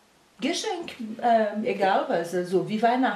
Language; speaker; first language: German; non-native, learner; Portuguese